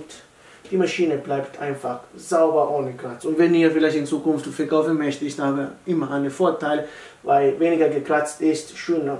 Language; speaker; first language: German; non-native, learner; Italian